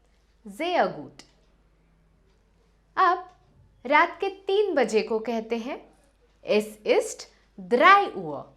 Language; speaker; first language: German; non-native, fluent; Hindi